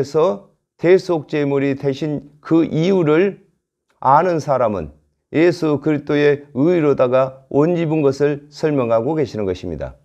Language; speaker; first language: Korean; native; Korean